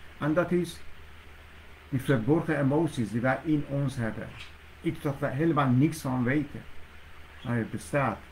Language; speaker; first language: Dutch; non-native, fluent; Persian